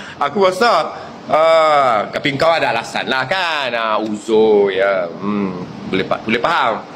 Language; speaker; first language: Malay; native; Malay